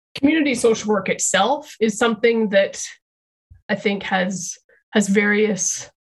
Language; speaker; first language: English; native; English